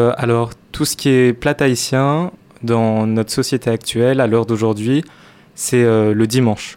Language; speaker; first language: French; native; French